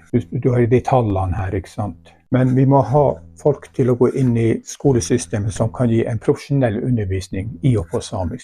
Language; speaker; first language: Norwegian; non-native, local second language; Northern Sami